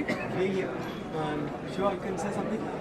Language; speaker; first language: Hindi; native; Hindi